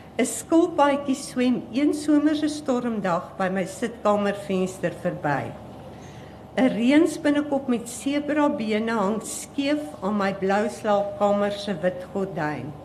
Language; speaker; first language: Afrikaans; native; Afrikaans